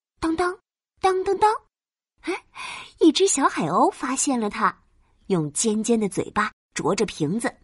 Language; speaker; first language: Chinese; native; Chinese